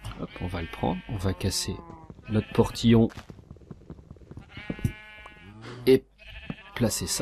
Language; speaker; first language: French; native; French